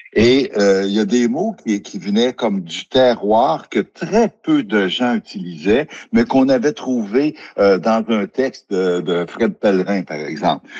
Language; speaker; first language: French; native; French